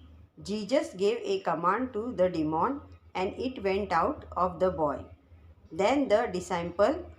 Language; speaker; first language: English; non-native, local second language; Hindi